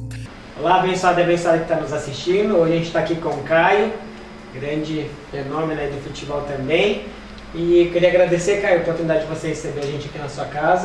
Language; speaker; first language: Portuguese; native; Portuguese